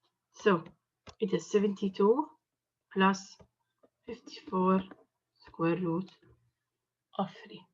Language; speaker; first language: English; non-native, fluent; Arabic